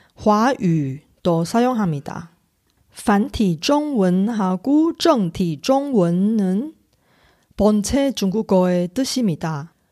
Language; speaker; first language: Korean; non-native, fluent; Chinese